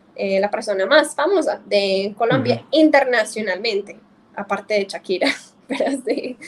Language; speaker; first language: Spanish; non-native, fluent; English